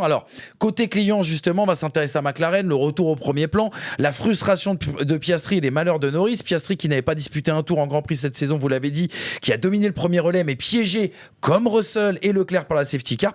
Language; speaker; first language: French; native; French